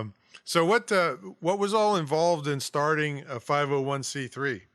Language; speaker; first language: English; native; English